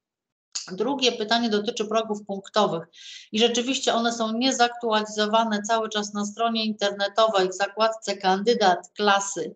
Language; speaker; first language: Polish; native; Polish